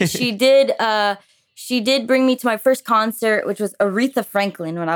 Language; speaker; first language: English; early bilingual, other home language; French